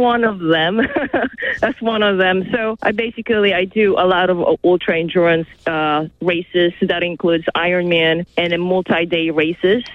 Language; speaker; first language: English; non-native, local second language; Filipino